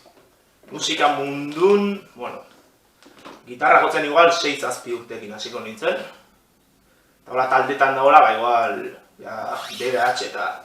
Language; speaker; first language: Basque; native; Basque